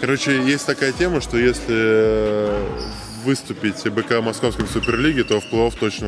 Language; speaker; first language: Russian; native; Russian